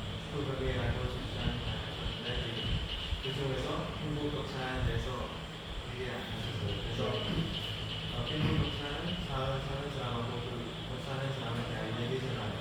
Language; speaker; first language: Korean; non-native, learner; Khmer